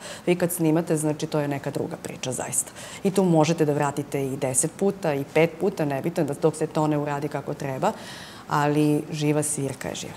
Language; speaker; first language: Serbian; native; Serbian